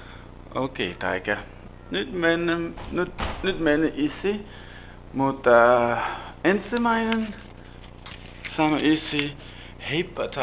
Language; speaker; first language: Finnish; non-native, learner; Danish